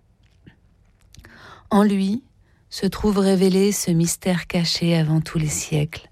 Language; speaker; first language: French; native; French